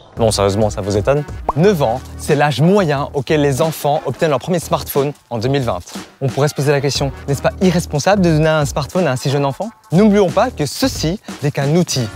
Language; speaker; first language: French; early bilingual, other home language; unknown